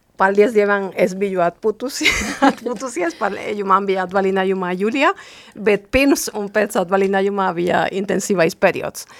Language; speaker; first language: Latvian; non-native, fluent; Spanish